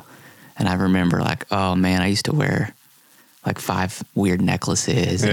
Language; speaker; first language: English; native; English